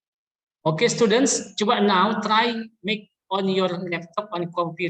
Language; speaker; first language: English; non-native, learner; Indonesian